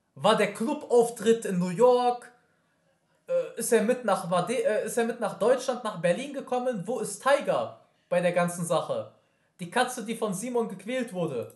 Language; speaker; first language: German; early bilingual, other home language; Arabic